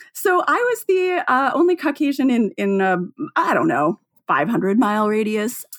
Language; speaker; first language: English; native; English